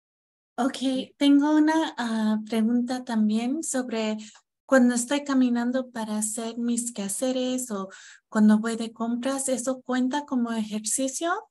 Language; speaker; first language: Spanish; non-native, fluent; English